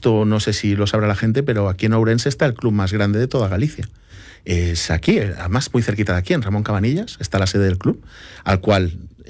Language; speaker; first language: Spanish; native; Spanish